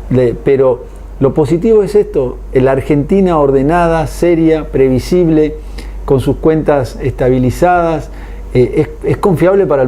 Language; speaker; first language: Spanish; native; Spanish